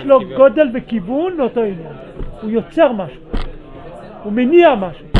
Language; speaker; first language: Hebrew; non-native, learner; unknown